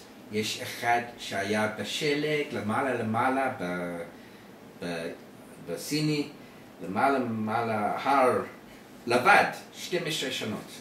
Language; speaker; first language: Hebrew; non-native, learner; English